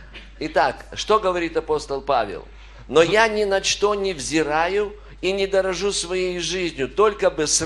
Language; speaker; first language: Polish; non-native, learner; Russian